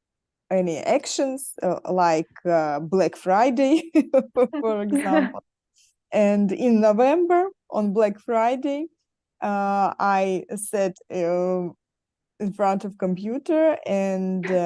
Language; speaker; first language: English; non-native, learner; Russian